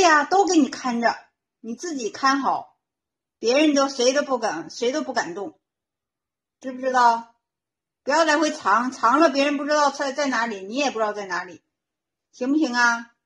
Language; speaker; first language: Chinese; native; Chinese